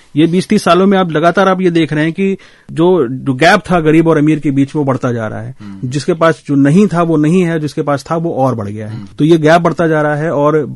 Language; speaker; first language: Hindi; native; Hindi